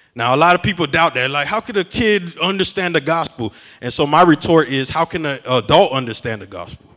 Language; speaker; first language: English; native; English